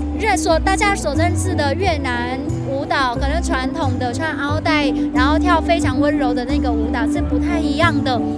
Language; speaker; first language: Chinese; non-native, fluent; Vietnamese